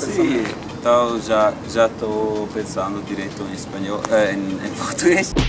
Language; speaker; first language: Portuguese; non-native, learner; German